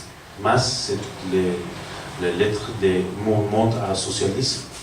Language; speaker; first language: French; non-native, learner; Spanish